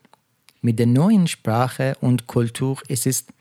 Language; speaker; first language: German; non-native, fluent; Persian